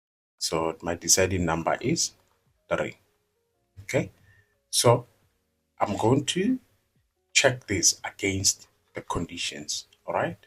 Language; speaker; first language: English; non-native, local second language; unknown